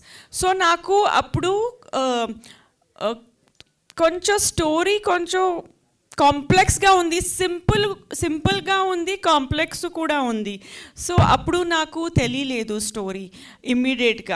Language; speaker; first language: Telugu; non-native, fluent; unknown